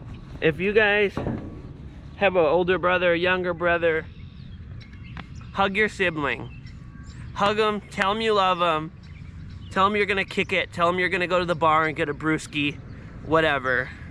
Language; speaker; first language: English; native; English